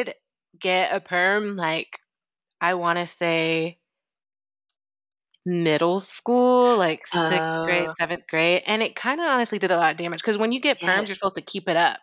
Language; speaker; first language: English; native; English